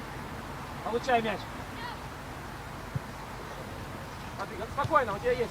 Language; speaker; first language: Russian; native; Russian